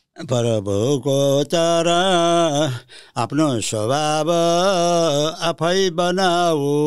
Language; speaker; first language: Nepali; early bilingual, heritage; Nepali